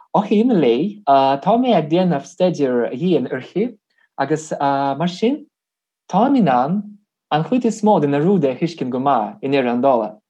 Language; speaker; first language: Irish; non-native, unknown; Russian